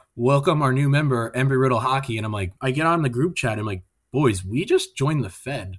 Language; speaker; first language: English; native; English